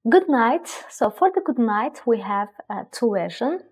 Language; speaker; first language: English; non-native, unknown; Azerbaijani